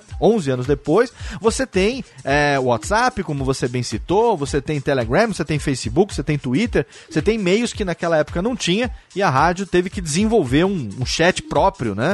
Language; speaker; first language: Portuguese; native; Portuguese